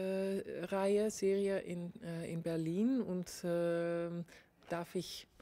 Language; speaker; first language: German; non-native, learner; Dutch